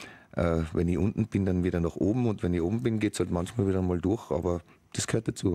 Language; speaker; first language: German; native; German